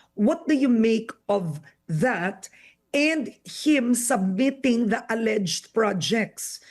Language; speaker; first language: English; non-native, local second language; Filipino